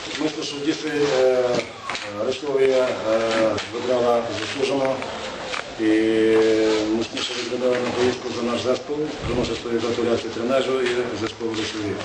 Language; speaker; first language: Polish; non-native, learner; Ukrainian